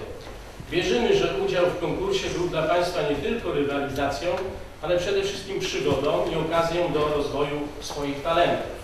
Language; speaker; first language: Polish; native; Polish